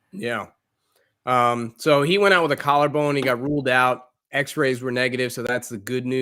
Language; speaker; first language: English; native; English